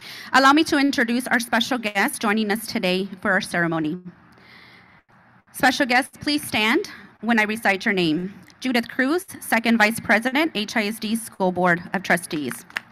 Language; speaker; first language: English; early bilingual, other home language; Spanish